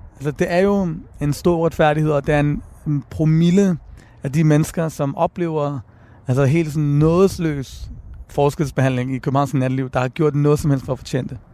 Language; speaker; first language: Danish; early bilingual, other home language; Persian